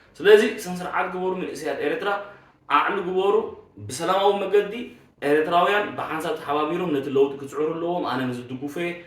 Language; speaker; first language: Tigrinya; early bilingual, heritage; Tigrinya